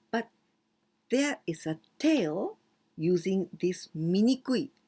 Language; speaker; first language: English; non-native, fluent; Japanese